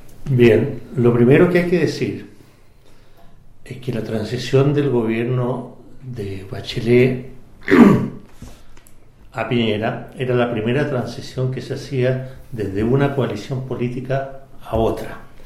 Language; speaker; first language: Spanish; native; Spanish